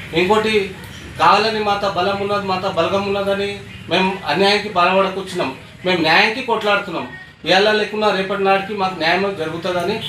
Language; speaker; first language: Telugu; non-native, local second language; Lambadi